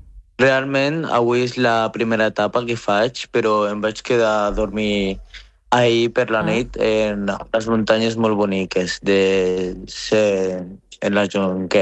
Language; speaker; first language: Catalan; non-native, fluent; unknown